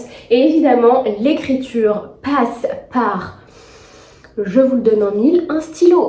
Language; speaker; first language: French; native; French